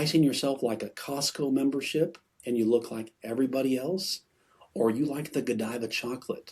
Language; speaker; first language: English; native; English